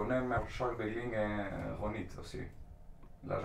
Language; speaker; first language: French; non-native, fluent; Greek